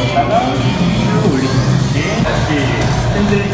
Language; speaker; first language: Korean; native; Korean